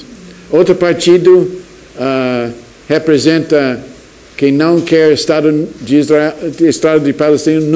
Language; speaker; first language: Portuguese; non-native, fluent; English